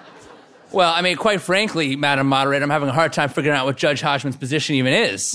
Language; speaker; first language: English; native; English